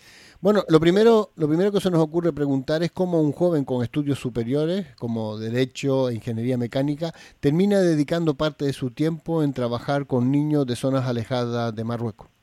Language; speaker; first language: Spanish; native; Spanish